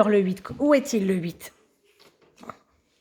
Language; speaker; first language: French; native; French